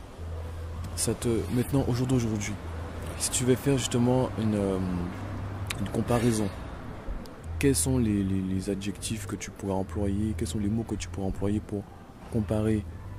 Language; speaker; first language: French; native; French